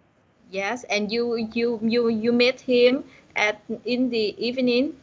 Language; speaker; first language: English; non-native, learner; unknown